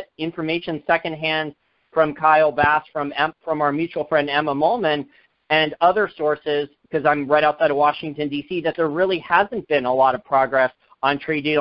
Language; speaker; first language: English; native; English